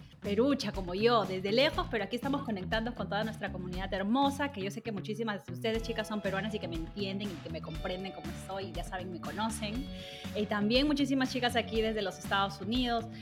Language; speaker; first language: Spanish; native; Spanish